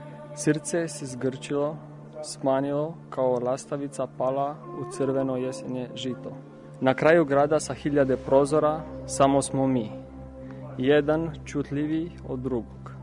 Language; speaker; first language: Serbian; non-native, learner; Romanian